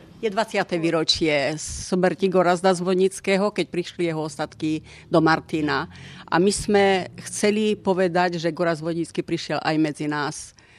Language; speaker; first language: Slovak; native; Slovak